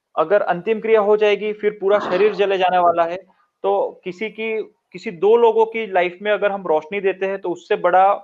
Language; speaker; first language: Hindi; non-native, local second language; Gujarati